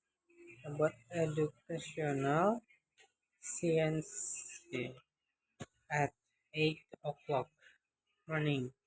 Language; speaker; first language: English; non-native, learner; Indonesian